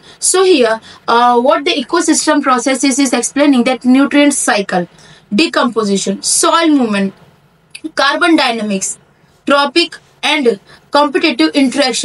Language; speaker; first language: English; non-native, local second language; Hindi